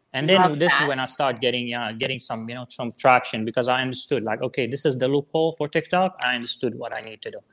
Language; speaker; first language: English; non-native, fluent; Arabic